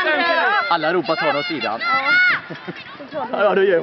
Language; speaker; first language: Swedish; native; Swedish